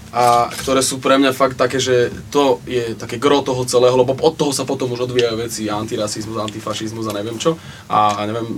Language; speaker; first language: Slovak; native; Slovak